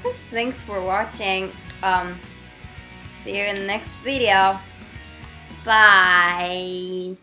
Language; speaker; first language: English; non-native, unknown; Japanese